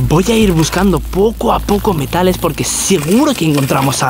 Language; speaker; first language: Spanish; native; Spanish